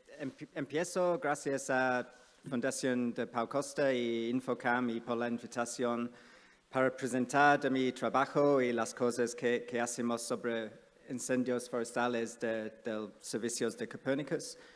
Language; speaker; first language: Spanish; non-native, fluent; English